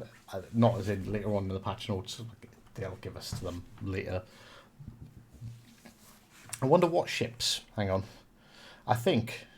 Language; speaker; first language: English; native; English